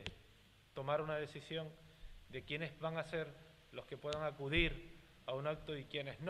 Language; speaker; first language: Spanish; native; Spanish